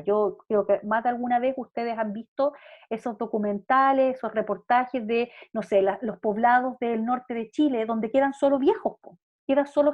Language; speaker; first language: Spanish; native; Spanish